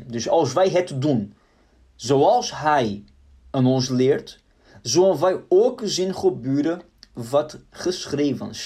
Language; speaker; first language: Dutch; non-native, fluent; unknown